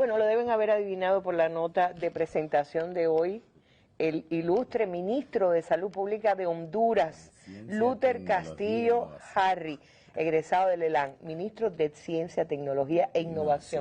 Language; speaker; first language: Spanish; native; Spanish